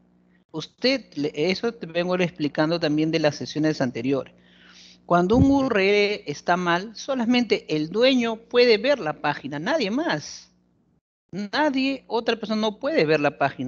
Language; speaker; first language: Spanish; native; Spanish